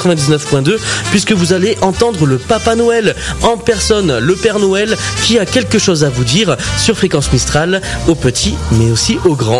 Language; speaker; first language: French; native; French